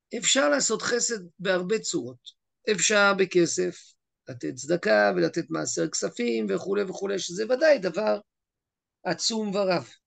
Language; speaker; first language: Hebrew; native; Hebrew